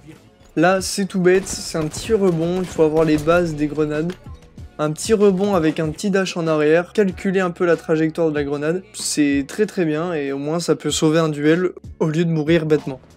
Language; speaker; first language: French; native; French